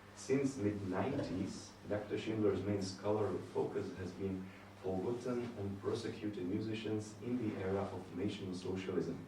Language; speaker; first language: English; non-native, fluent; Slovak